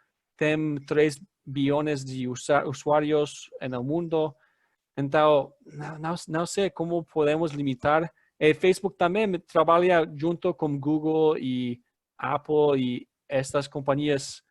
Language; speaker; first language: Portuguese; non-native, learner; English